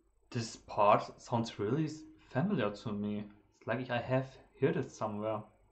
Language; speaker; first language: English; non-native, fluent; German